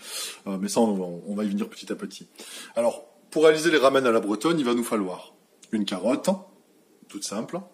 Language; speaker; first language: French; native; French